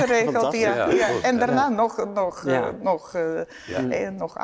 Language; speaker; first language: Dutch; non-native, learner; Ukrainian